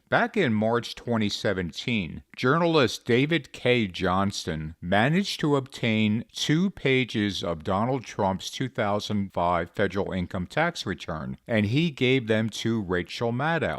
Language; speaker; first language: English; native; English